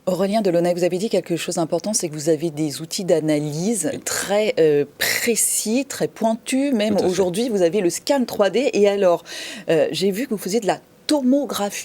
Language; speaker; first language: French; native; French